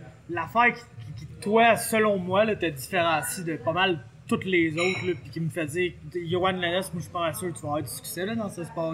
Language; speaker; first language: French; native; French